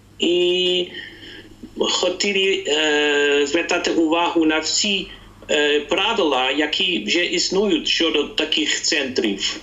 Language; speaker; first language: Ukrainian; non-native, fluent; Dutch